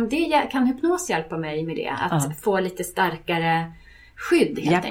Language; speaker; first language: Swedish; native; Swedish